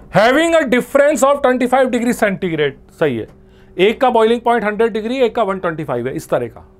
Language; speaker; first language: Hindi; non-native, local second language; Gujarati